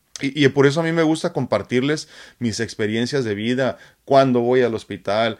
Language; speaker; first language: Spanish; native; Spanish